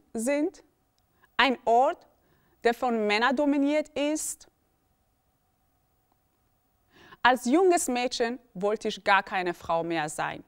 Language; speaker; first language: German; early bilingual, other home language; Persian